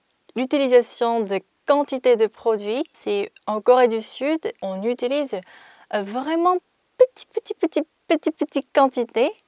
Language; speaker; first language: French; non-native, fluent; Korean